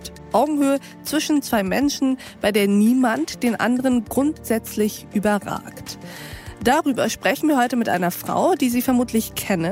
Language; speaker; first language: German; native; German